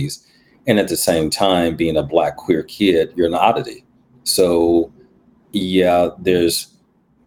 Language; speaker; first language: English; native; English